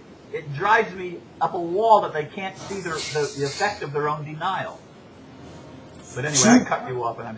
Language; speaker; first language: English; native; English